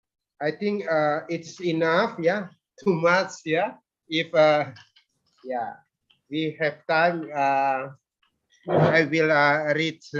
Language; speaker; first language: English; non-native, fluent; Indonesian